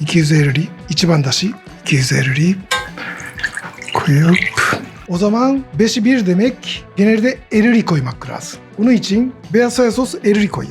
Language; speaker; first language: Turkish; non-native, learner; Japanese